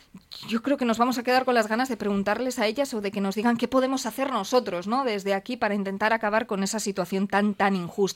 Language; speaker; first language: Spanish; native; Spanish